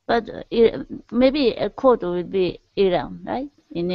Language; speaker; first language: English; non-native, learner; Japanese